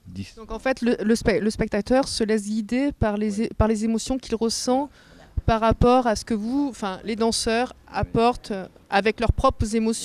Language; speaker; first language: French; native; French